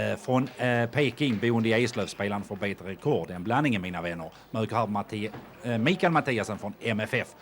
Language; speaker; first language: Swedish; native; Swedish